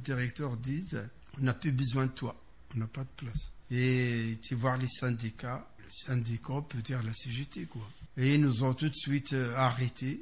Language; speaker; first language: French; non-native, fluent; Arabic